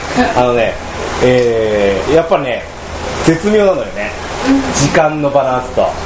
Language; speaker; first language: Japanese; native; Japanese